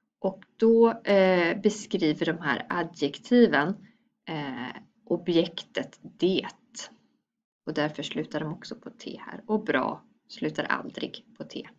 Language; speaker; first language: Swedish; native; Swedish